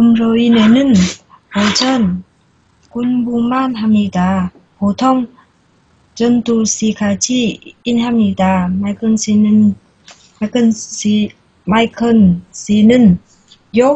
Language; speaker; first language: Korean; non-native, learner; Vietnamese